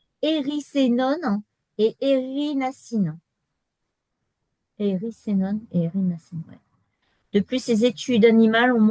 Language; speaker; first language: French; native; French